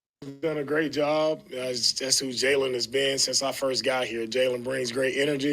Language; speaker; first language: English; native; English